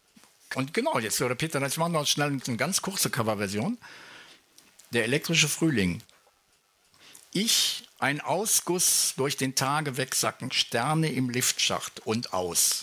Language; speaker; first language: German; native; German